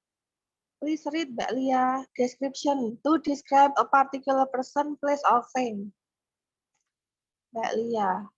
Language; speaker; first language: English; non-native, fluent; Indonesian